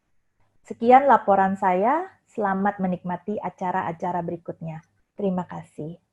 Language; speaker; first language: Indonesian; native; Indonesian